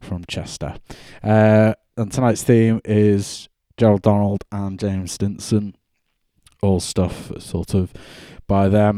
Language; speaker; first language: English; native; English